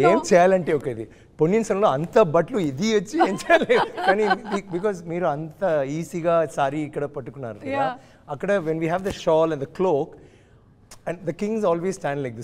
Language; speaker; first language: Telugu; non-native, learner; Tamil